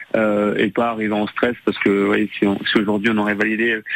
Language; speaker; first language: French; native; French